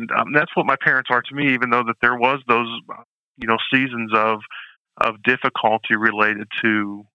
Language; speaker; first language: English; native; English